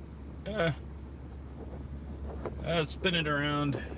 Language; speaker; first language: English; native; English